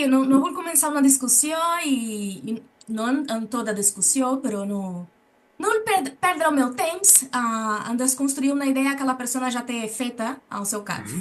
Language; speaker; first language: Catalan; non-native, learner; Portuguese